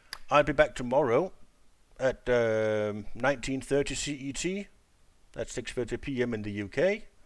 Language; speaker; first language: English; non-native, fluent; Danish